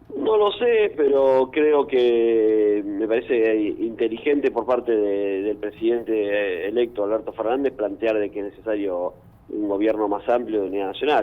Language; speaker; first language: Spanish; native; Spanish